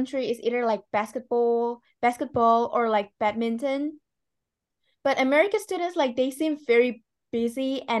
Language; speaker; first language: English; non-native, fluent; Indonesian